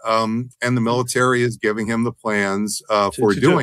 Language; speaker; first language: English; native; English